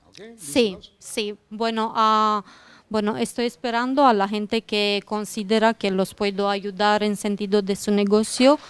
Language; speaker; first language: Spanish; non-native, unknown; Romanian